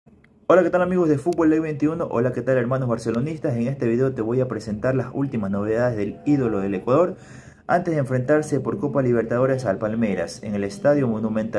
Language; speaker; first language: Spanish; native; Spanish